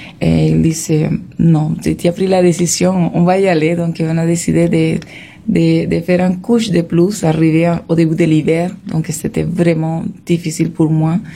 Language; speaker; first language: French; non-native, fluent; Spanish